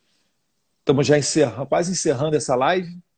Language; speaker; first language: Portuguese; native; Portuguese